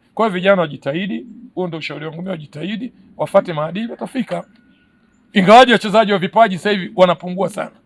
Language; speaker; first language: Swahili; native; Swahili